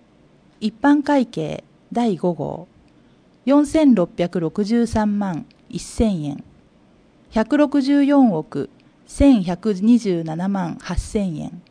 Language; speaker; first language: Japanese; native; Japanese